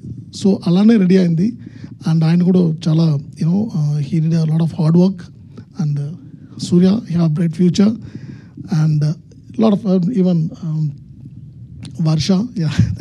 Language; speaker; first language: Telugu; non-native, learner; Tamil